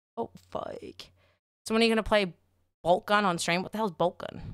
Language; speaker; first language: English; native; English